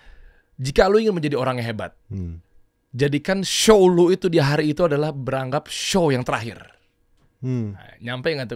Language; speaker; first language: Indonesian; native; Indonesian